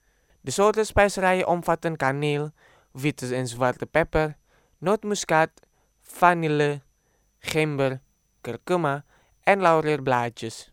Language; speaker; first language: Dutch; non-native, fluent; Indonesian